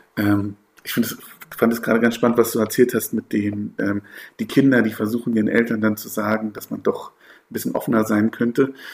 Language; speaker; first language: German; native; German